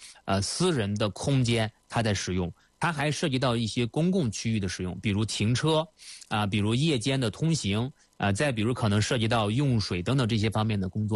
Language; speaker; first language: Chinese; native; Chinese